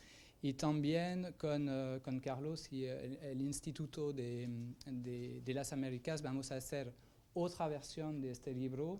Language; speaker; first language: Spanish; non-native, fluent; French